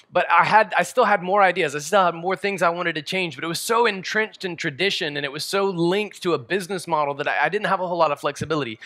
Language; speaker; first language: English; native; English